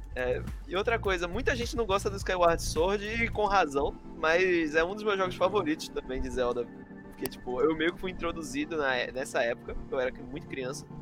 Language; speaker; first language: Portuguese; native; Portuguese